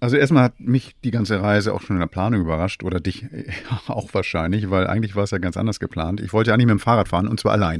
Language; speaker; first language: German; native; German